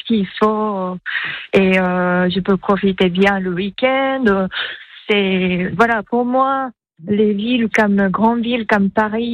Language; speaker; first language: French; non-native, fluent; Japanese